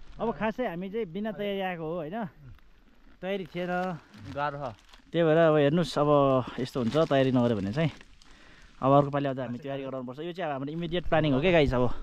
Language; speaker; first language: Nepali; non-native, local second language; Sherpa